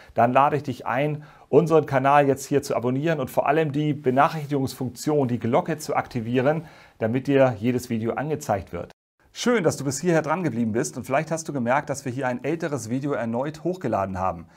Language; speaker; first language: German; native; German